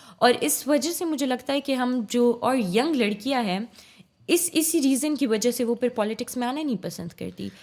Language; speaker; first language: Urdu; non-native, local second language; Pashto